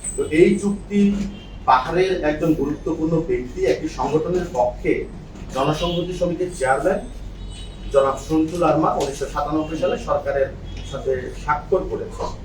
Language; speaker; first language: Bangla; native; Bangla